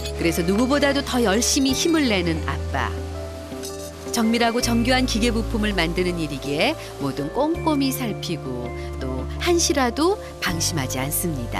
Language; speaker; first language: Korean; native; Korean